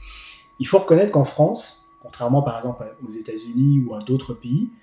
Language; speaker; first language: French; native; French